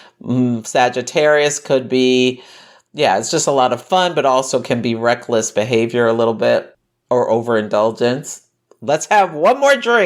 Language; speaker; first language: English; native; English